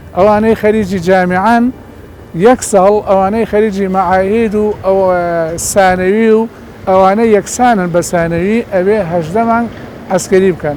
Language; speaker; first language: Central Kurdish; non-native, local second language; Gurani